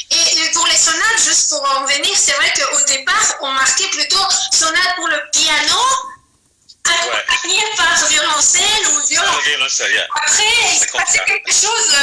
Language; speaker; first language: French; non-native, fluent; Azerbaijani